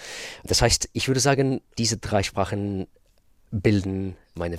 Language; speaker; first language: German; non-native, fluent; Russian